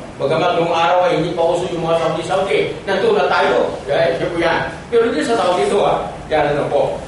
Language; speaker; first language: Filipino; non-native, local second language; Cebuano